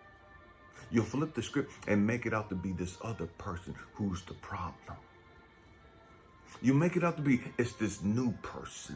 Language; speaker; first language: English; native; English